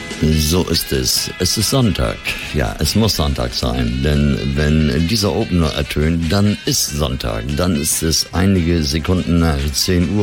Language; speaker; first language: German; native; German